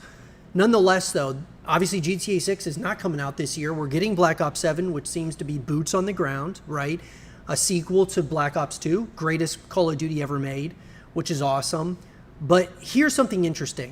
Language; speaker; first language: English; native; English